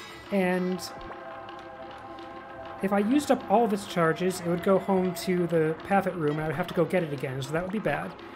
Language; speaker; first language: English; native; English